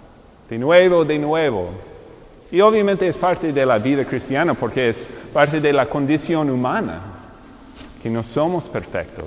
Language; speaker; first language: Spanish; non-native, fluent; English